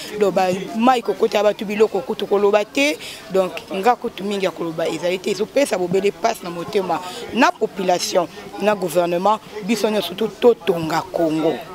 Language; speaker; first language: Lingala; native; Lingala